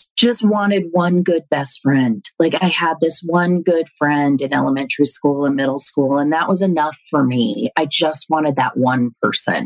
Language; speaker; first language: English; native; English